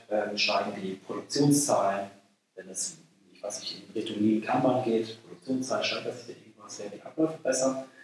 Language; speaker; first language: German; native; German